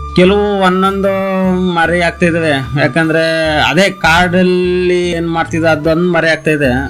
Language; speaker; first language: Kannada; non-native, local second language; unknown